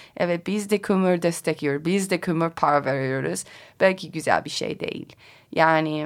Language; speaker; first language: Turkish; non-native, learner; English